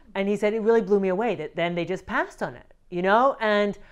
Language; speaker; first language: English; native; English